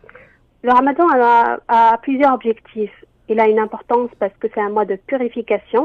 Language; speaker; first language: French; non-native, local second language; Arabic